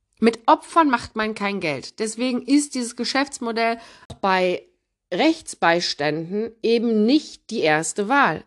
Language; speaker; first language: German; early bilingual, other home language; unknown